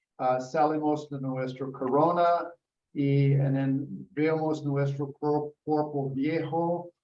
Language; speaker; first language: Spanish; non-native, learner; English